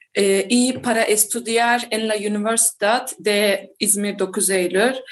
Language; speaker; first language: Spanish; non-native, fluent; Turkish